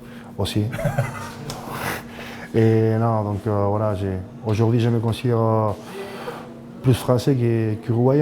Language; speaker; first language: French; non-native, fluent; Spanish